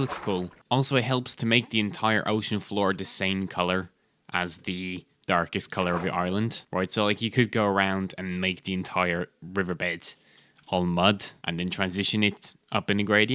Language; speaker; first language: English; native; English